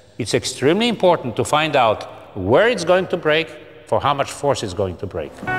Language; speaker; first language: English; non-native, fluent; Polish